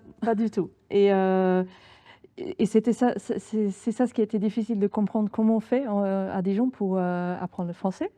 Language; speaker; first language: French; non-native, fluent; Swedish